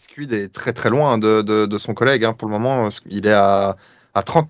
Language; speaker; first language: French; native; French